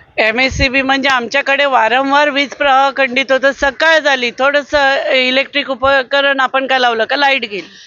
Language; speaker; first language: Marathi; native; Marathi